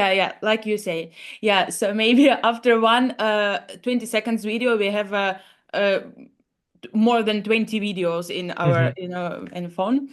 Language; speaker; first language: English; non-native, learner; Russian